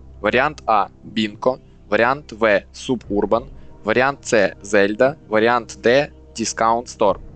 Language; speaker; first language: Ukrainian; native; Ukrainian